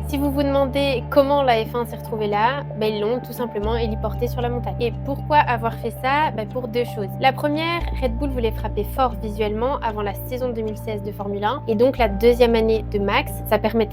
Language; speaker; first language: French; native; French